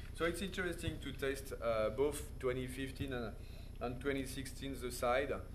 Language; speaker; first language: English; non-native, fluent; French